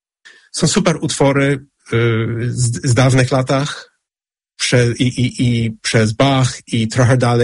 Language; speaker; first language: Polish; non-native, fluent; English